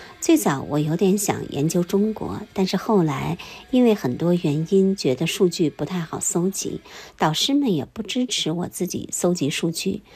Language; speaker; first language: Chinese; native; Chinese